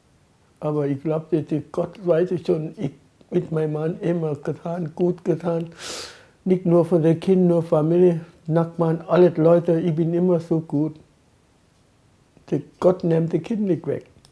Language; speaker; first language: German; non-native, learner; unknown